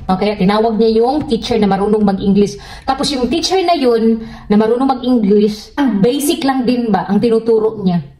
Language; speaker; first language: Filipino; non-native, local second language; Cebuano